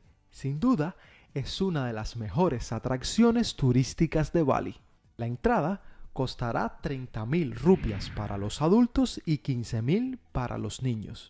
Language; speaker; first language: Spanish; native; Spanish